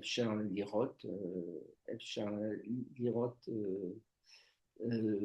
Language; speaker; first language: Hebrew; non-native, learner; French